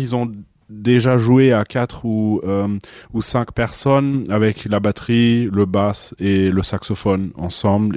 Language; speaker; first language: French; non-native, fluent; German